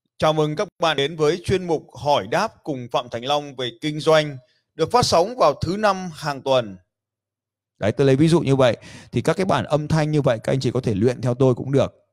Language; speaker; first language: Vietnamese; native; Vietnamese